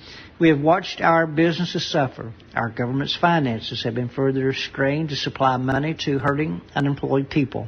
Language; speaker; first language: English; native; English